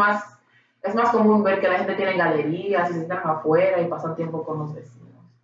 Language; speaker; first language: Spanish; early bilingual, heritage; Spanish